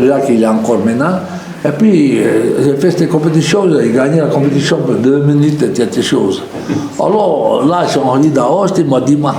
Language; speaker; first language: French; non-native, local second language; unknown